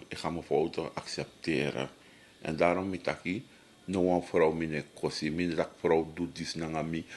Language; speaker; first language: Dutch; native; Dutch